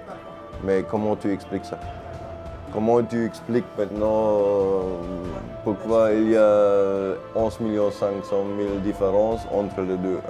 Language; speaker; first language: French; non-native, learner; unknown